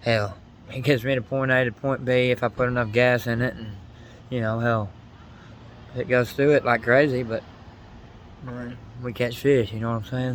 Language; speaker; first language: English; native; English